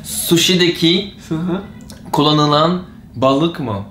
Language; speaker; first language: Turkish; non-native, fluent; Portuguese